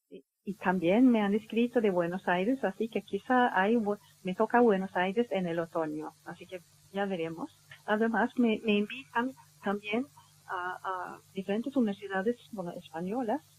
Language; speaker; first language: Spanish; non-native, fluent; Swedish